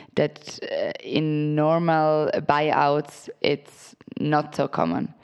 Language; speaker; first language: English; non-native, fluent; Italian